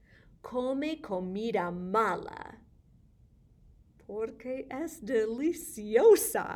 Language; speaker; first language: Spanish; non-native, fluent; English